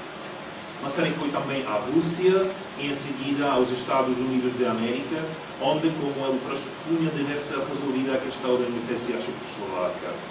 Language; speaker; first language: Portuguese; non-native, fluent; Czech